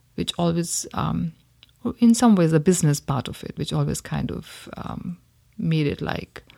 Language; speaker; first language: English; non-native, local second language; Hindi